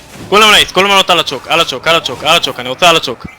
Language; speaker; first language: Hebrew; native; Hebrew